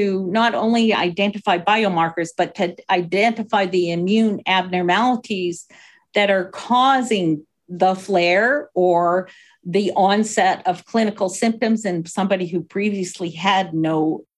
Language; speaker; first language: English; native; English